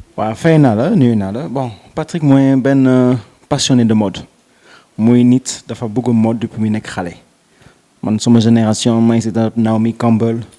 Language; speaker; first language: Wolof; non-native, local second language; Jola-Fonyi